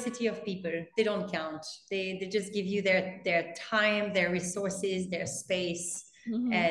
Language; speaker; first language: English; non-native, fluent; French